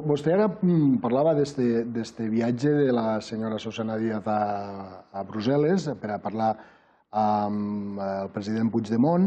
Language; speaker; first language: Catalan; native; Catalan